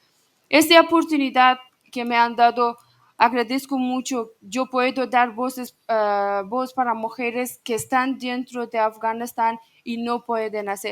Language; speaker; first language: Spanish; non-native, learner; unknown